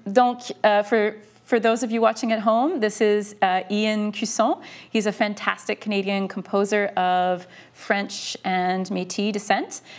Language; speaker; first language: English; early bilingual, other home language; French